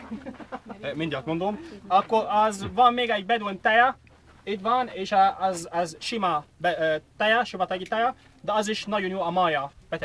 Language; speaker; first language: Hungarian; non-native, learner; Arabic